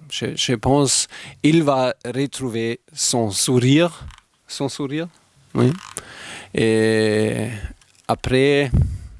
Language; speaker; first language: French; non-native, fluent; German